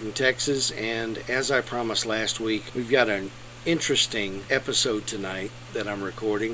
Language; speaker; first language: English; native; English